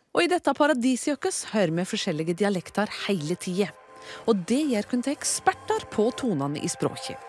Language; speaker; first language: Norwegian; native; Norwegian